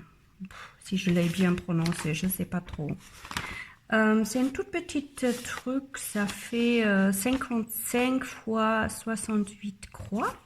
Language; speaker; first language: French; non-native, learner; German